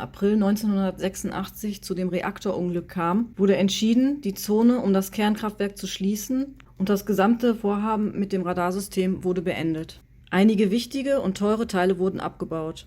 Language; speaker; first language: German; native; German